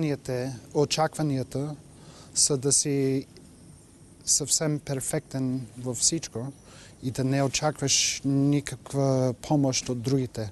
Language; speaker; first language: Bulgarian; non-native, fluent; English